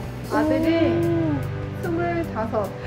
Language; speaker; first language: Korean; native; Korean